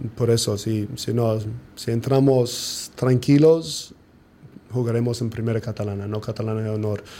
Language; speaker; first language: Spanish; non-native, fluent; English